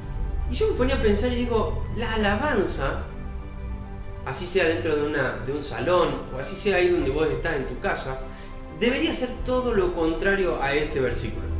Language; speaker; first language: Spanish; native; Spanish